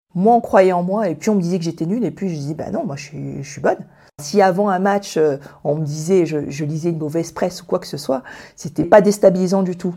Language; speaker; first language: French; early bilingual, other home language; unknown